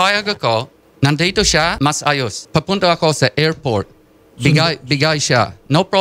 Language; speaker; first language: Filipino; non-native, learner; English